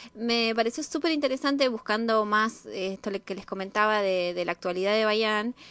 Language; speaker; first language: Spanish; native; Spanish